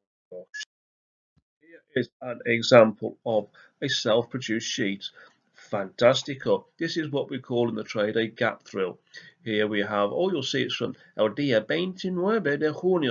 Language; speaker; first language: English; native; English